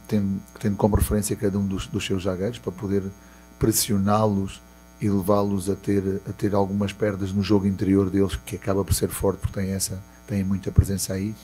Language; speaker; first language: Portuguese; native; Portuguese